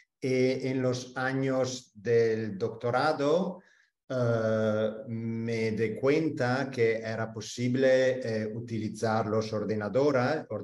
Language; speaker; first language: Spanish; non-native, fluent; Italian